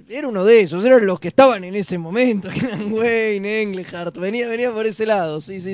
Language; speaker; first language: Spanish; native; Spanish